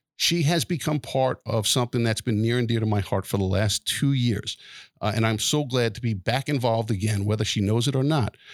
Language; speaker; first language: English; native; English